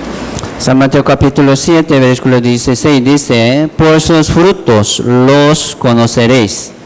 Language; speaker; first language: Spanish; non-native, learner; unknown